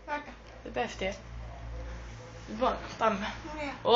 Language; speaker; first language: Greek; native; Greek